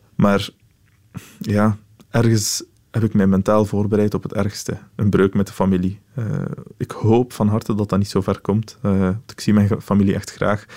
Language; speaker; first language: Dutch; early bilingual, other home language; Arabic